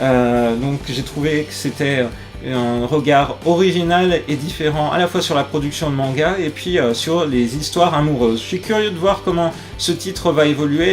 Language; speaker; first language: French; native; French